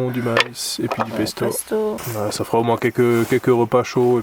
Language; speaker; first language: French; native; French